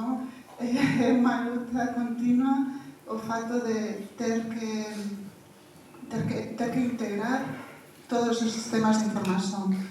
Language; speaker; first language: Portuguese; non-native, fluent; Spanish